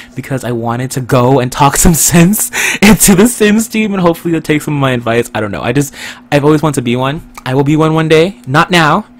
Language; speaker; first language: English; native; English